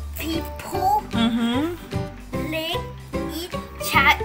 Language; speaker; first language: English; non-native, learner; Thai